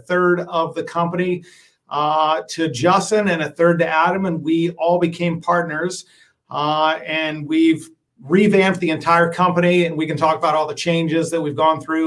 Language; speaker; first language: English; native; English